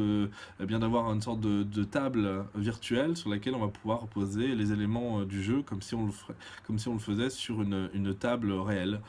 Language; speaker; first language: French; native; French